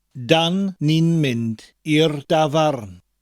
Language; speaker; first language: Welsh; non-native, fluent; English